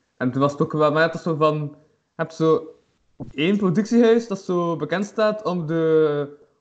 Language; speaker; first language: Dutch; native; Dutch